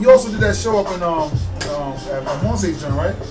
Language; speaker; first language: English; native; English